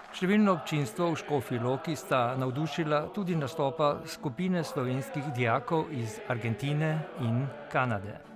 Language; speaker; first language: Slovenian; native; Slovenian